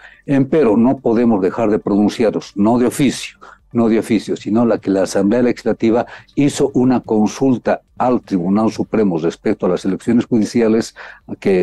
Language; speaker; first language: Spanish; native; Spanish